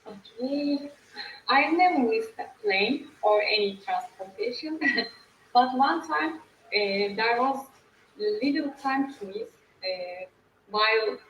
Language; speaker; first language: English; non-native, learner; Turkish